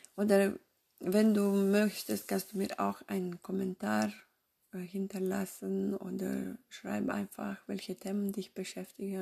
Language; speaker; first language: German; non-native, fluent; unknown